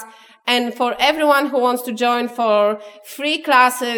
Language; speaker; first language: English; non-native, learner; Polish